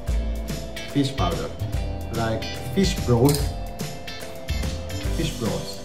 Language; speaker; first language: English; non-native, local second language; Filipino